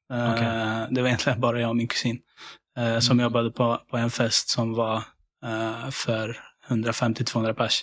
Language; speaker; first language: Swedish; early bilingual, other home language; Syriac